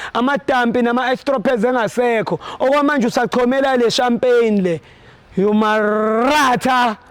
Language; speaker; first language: Zulu; native; Zulu